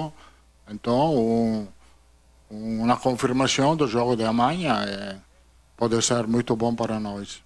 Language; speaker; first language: Portuguese; non-native, learner; Italian